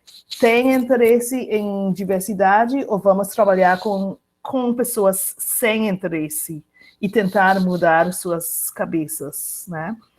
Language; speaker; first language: Portuguese; non-native, fluent; English